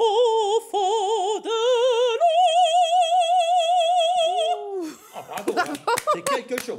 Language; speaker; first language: French; native; French